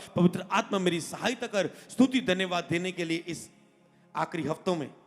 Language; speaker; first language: Hindi; non-native, local second language; Punjabi